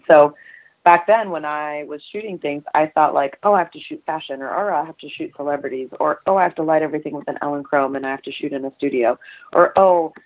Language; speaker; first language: English; early bilingual, other home language; Polish